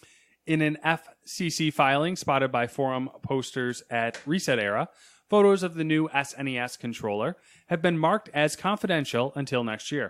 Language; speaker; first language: English; native; English